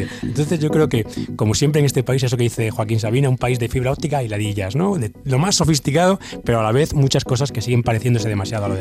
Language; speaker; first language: Spanish; native; Spanish